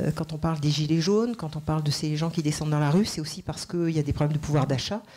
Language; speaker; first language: French; native; French